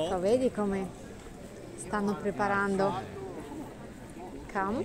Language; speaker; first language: Italian; non-native, learner; Russian